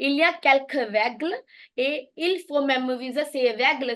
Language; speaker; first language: French; non-native, fluent; Punjabi